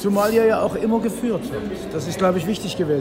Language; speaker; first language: German; native; German